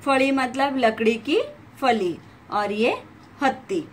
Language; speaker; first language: Hindi; non-native, local second language; Marathi